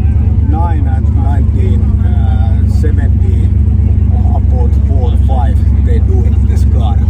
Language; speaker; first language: English; non-native, learner; Finnish